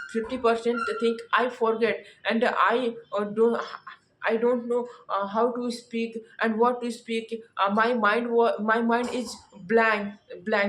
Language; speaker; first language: English; non-native, learner; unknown